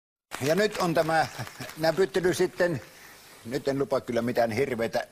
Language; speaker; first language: Finnish; native; Finnish